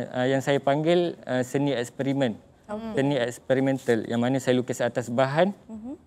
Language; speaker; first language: Malay; native; Malay